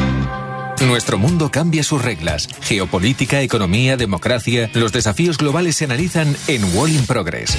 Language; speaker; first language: Spanish; native; Spanish